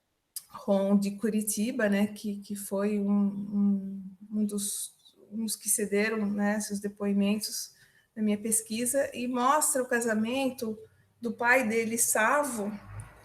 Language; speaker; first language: Portuguese; native; Portuguese